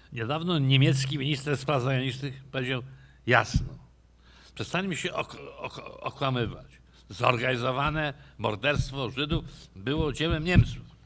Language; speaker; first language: Polish; native; Polish